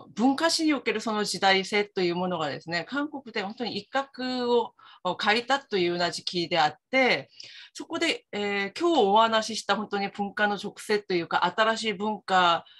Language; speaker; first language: Japanese; non-native, fluent; Korean